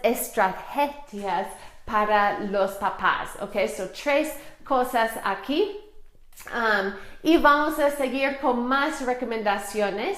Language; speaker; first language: Spanish; non-native, fluent; English